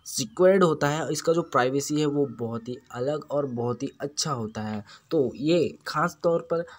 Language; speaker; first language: Hindi; native; Hindi